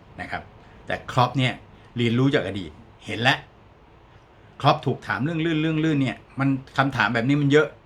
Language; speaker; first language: Thai; native; Thai